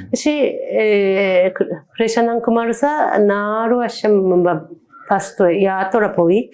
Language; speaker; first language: Malayalam; non-native, learner; Japanese